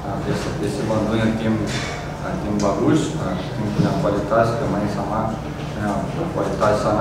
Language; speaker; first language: Indonesian; non-native, learner; Portuguese